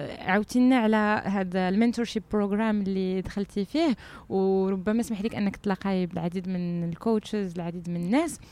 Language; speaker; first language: Arabic; native; Arabic